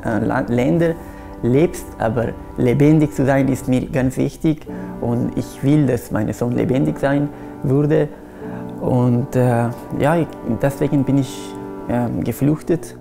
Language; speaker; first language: German; non-native, fluent; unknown